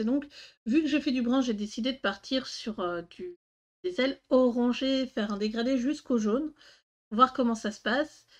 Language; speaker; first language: French; native; French